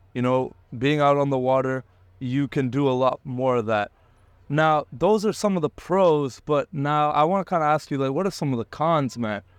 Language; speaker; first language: English; early bilingual, other home language; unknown